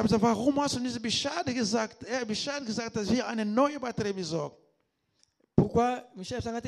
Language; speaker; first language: German; non-native, learner; Lingala